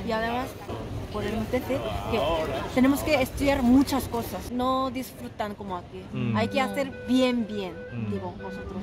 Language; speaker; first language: Spanish; non-native, fluent; Korean